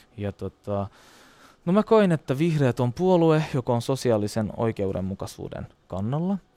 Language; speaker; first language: Finnish; non-native, fluent; Turkish